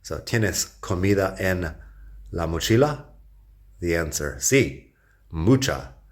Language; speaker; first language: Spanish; non-native, fluent; English